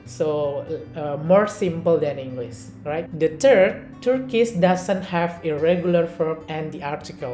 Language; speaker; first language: English; non-native, learner; Indonesian